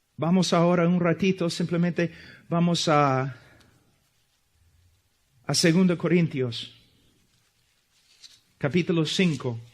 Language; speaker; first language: Spanish; non-native, fluent; English